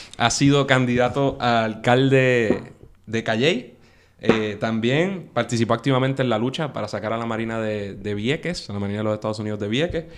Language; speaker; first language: Spanish; native; Spanish